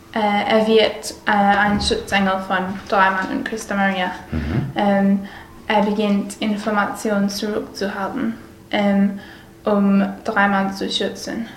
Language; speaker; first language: German; non-native, learner; English